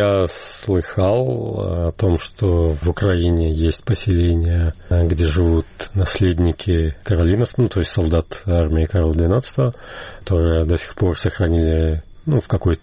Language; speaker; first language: Russian; native; Russian